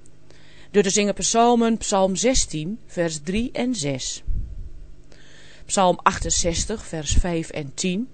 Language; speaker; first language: Dutch; native; Dutch